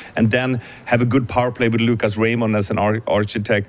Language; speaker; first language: English; non-native, fluent; Swedish